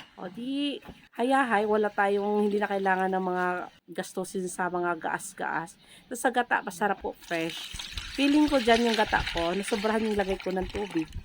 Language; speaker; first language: Filipino; non-native, local second language; Cebuano